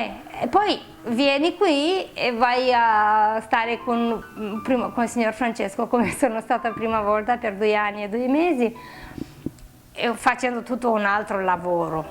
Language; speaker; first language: Italian; non-native, fluent; Romanian